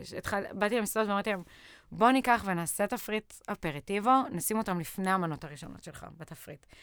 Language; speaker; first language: Hebrew; native; Hebrew